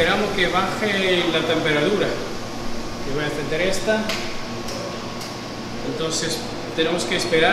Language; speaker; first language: Spanish; non-native, fluent; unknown